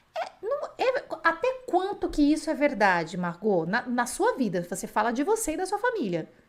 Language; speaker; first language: Portuguese; native; Portuguese